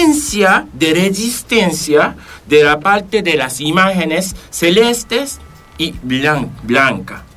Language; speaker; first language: Spanish; non-native, fluent; Japanese